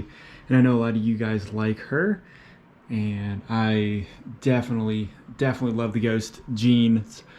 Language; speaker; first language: English; native; English